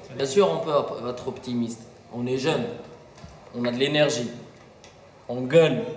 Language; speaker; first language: French; non-native, local second language; Arabic